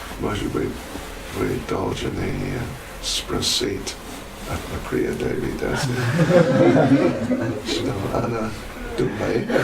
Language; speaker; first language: Russian; non-native, learner; English